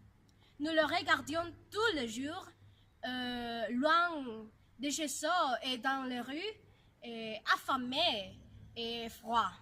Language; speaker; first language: French; non-native, learner; Spanish